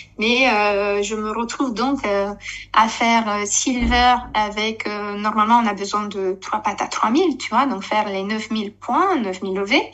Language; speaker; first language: French; non-native, fluent; Romanian